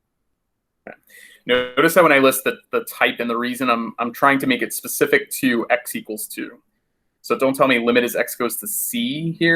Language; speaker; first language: English; native; English